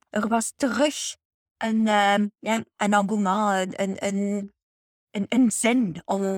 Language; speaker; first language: Dutch; native; Dutch